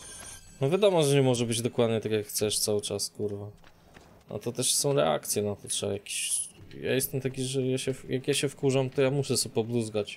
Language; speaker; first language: Polish; native; Polish